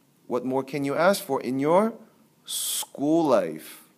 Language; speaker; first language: English; non-native, fluent; Korean